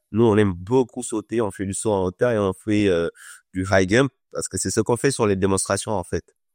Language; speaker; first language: French; non-native, local second language; Wolof